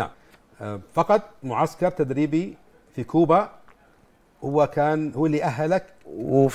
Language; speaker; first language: Arabic; native; Arabic